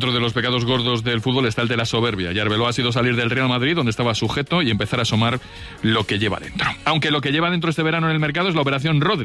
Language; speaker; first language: Spanish; native; Spanish